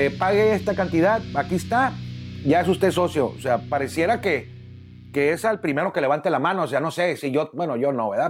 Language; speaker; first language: Spanish; native; Spanish